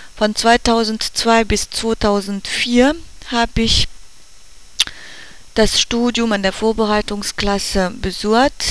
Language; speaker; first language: German; non-native, learner; French